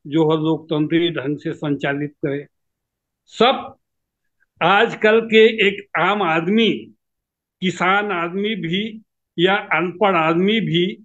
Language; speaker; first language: Hindi; native; Hindi